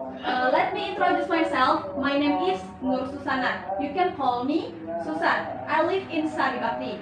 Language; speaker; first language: English; non-native, learner; Indonesian